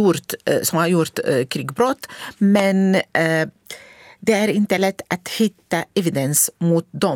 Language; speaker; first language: Swedish; non-native, fluent; Arabic